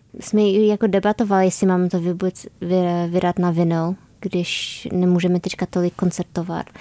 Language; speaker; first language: Czech; non-native, fluent; Polish